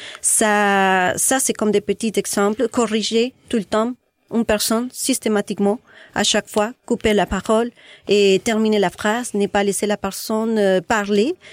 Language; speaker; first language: French; non-native, fluent; Spanish